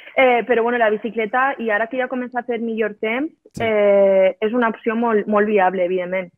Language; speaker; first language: Catalan; native; Catalan